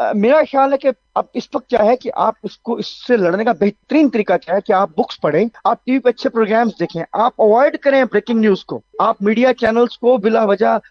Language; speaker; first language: Urdu; non-native, local second language; Saraiki